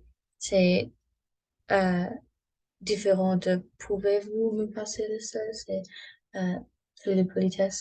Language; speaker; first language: French; non-native, learner; English